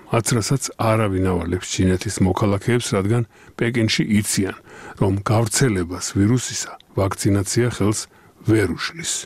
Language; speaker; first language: Georgian; native; Georgian